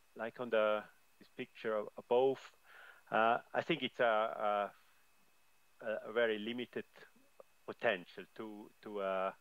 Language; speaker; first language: English; non-native, fluent; German